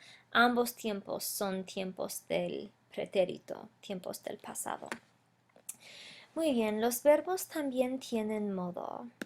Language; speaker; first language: Spanish; non-native, fluent; English